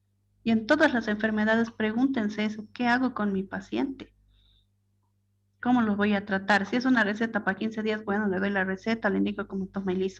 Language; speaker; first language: Spanish; native; Spanish